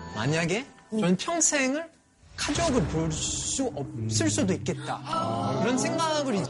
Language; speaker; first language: Korean; non-native, fluent; French